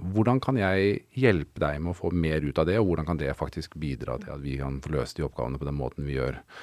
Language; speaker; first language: Norwegian; native; Norwegian